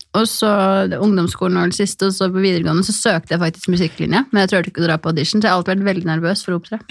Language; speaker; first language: Norwegian; native; Norwegian